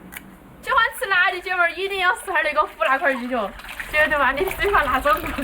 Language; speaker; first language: Chinese; native; Chinese